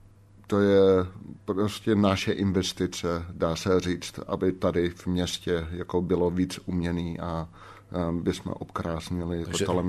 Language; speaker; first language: Czech; non-native, fluent; Dutch